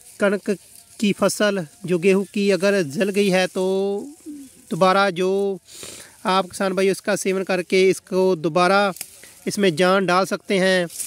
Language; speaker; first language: Hindi; non-native, local second language; Punjabi